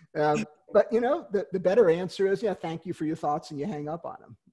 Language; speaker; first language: English; native; English